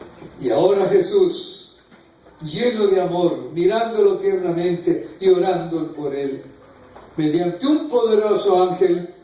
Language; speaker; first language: Spanish; native; Spanish